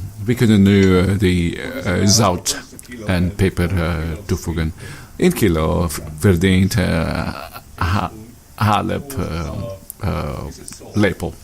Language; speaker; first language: Dutch; non-native, fluent; Filipino